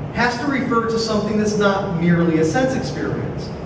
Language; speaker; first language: English; native; English